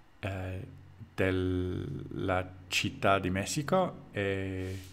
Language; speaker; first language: Italian; non-native, learner; English